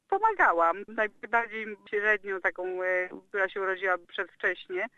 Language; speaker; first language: Polish; native; Polish